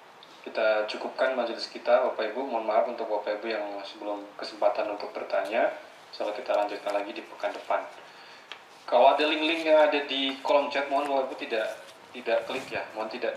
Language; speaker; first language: Malay; native; Malay